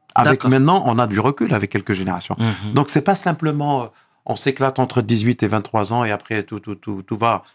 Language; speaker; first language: French; non-native, local second language; Arabic